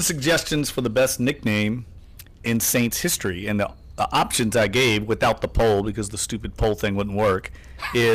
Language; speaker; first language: English; native; English